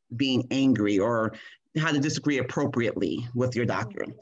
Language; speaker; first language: English; native; English